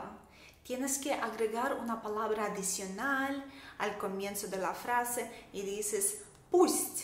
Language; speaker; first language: Spanish; non-native, fluent; Russian